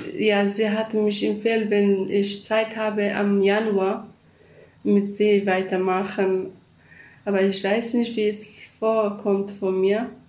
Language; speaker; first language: German; non-native, learner; Kurdish